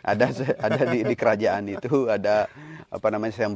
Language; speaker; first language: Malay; non-native, local second language; Balinese